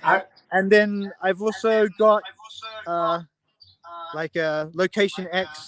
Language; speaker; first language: English; native; English